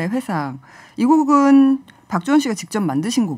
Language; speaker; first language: Korean; native; Korean